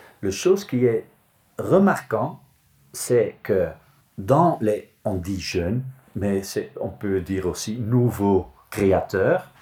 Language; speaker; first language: French; non-native, local second language; Dutch